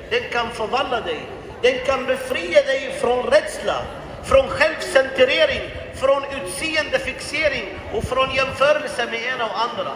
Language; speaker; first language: Swedish; non-native, fluent; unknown